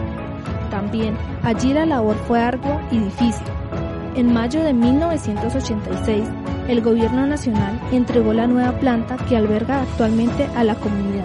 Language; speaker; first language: Spanish; native; Spanish